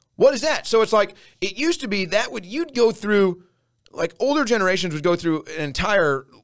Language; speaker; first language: English; native; English